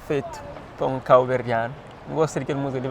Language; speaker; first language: Portuguese; non-native, local second language; Kabuverdianu